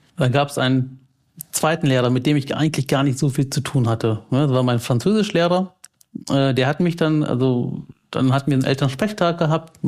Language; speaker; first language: German; early bilingual, other home language; Tamil